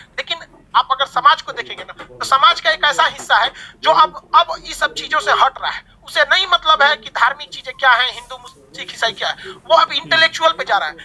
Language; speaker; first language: Hindi; native; Hindi